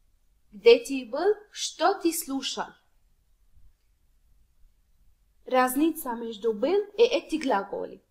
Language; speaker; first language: Russian; non-native, fluent; Arabic